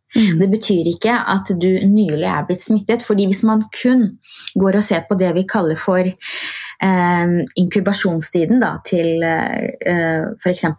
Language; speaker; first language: Norwegian; early bilingual, other home language; Arabic